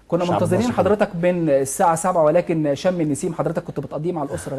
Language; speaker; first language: Arabic; native; Arabic